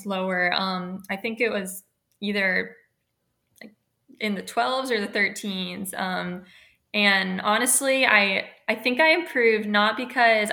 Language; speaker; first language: English; native; English